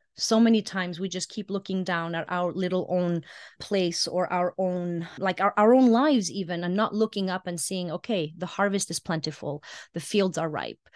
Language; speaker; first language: English; early bilingual, heritage; Icelandic